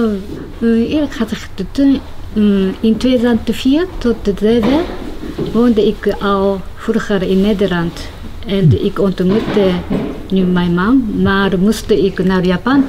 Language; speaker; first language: Dutch; non-native, learner; Japanese